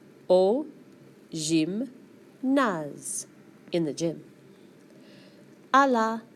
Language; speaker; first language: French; non-native, fluent; English